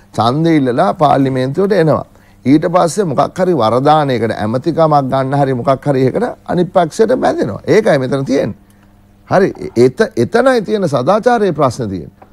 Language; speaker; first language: Sinhala; native; Sinhala